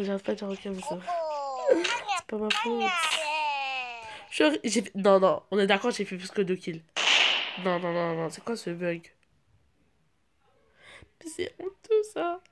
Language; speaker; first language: French; native; French